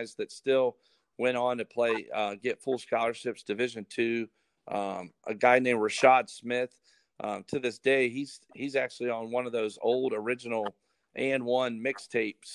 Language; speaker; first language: English; native; English